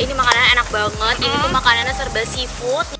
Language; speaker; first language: Indonesian; native; Indonesian